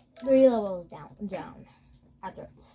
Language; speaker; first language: English; native; English